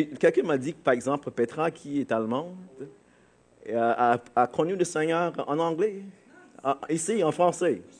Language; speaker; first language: French; non-native, fluent; English